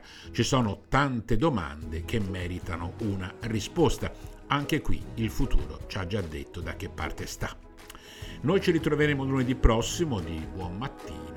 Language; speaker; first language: Italian; native; Italian